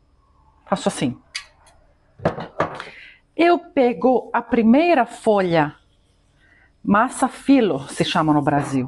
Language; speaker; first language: Portuguese; non-native, fluent; Greek